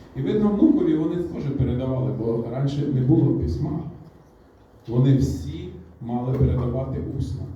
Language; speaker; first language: Ukrainian; non-native, local second language; Russian